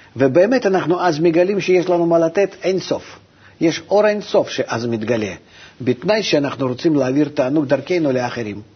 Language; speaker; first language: Hebrew; non-native, fluent; Russian